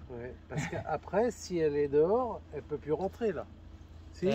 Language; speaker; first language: French; native; French